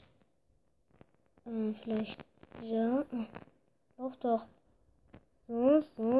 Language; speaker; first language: German; early bilingual, other home language; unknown